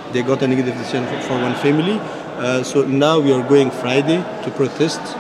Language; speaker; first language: English; non-native, fluent; Persian